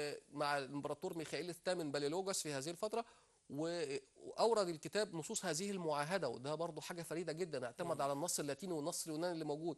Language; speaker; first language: Arabic; native; Arabic